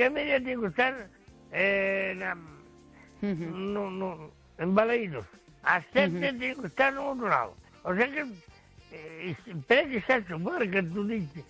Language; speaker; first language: Spanish; non-native, local second language; Galician